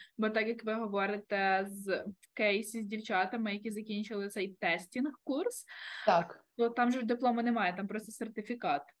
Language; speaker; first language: Ukrainian; native; Ukrainian